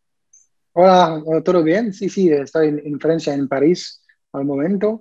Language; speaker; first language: Spanish; non-native, learner; French